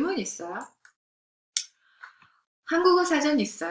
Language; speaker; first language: Korean; non-native, fluent; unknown